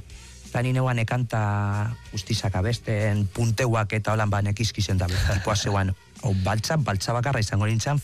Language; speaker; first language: Basque; native; Basque